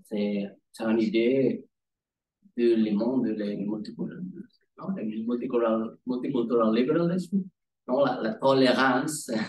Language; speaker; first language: French; non-native, learner; Spanish